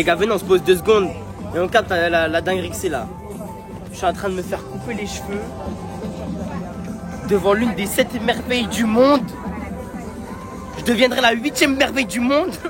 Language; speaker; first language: French; native; French